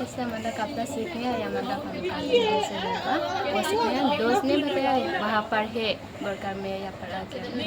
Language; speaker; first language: Hindi; non-native, local second language; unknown